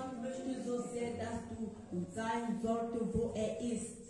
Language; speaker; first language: German; non-native, fluent; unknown